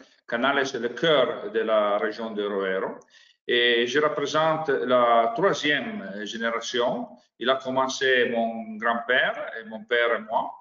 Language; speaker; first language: French; non-native, learner; Italian